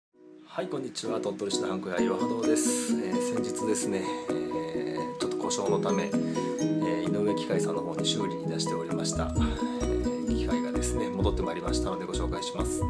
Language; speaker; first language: Japanese; native; Japanese